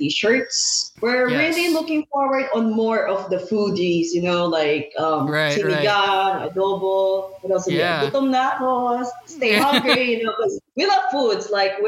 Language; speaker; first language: English; non-native, local second language; Filipino